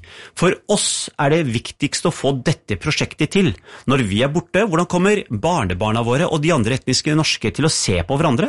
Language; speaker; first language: Norwegian; early bilingual, other home language; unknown